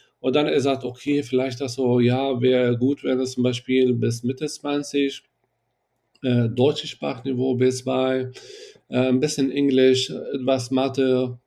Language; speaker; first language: German; non-native, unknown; Arabic